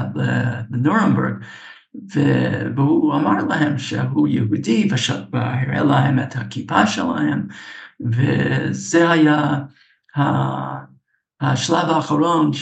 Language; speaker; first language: Hebrew; non-native, fluent; English